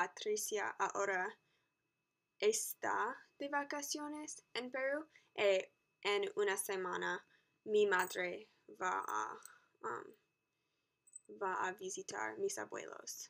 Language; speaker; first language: Spanish; non-native, learner; English